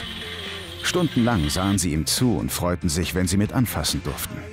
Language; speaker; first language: German; native; German